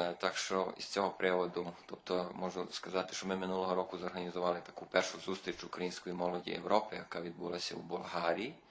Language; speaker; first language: Ukrainian; early bilingual, heritage; Ukrainian